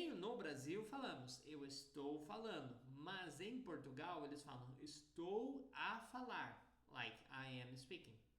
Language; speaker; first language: Portuguese; native; Portuguese